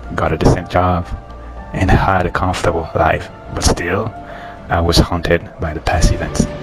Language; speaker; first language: English; non-native, fluent; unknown